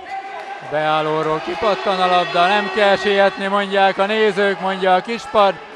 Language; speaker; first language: Hungarian; native; Hungarian